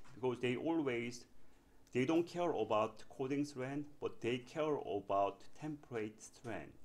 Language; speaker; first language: English; non-native, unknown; Korean